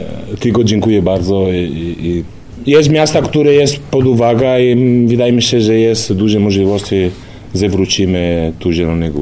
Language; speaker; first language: Polish; non-native, learner; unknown